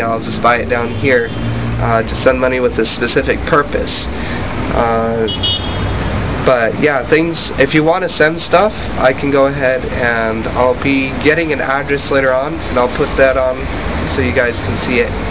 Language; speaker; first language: English; native; English